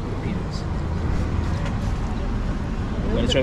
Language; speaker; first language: English; non-native, fluent; Spanish